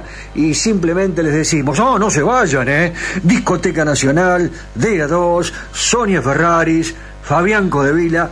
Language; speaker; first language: Spanish; native; Spanish